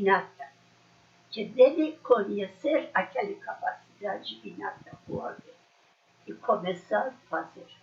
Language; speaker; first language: Portuguese; non-native, learner; Persian